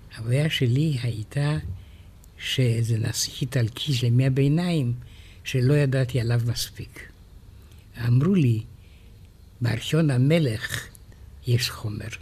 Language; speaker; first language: Hebrew; non-native, fluent; Romanian